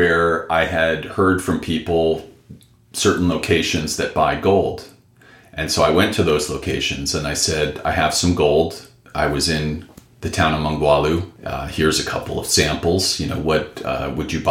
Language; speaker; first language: English; native; English